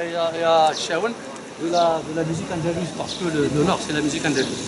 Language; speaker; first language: French; non-native, local second language; Arabic